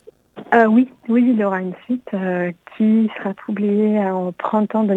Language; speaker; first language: French; non-native, fluent; Hebrew